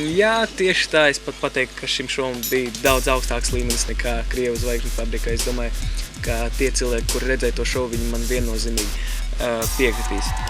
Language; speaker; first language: Latvian; non-native, local second language; Russian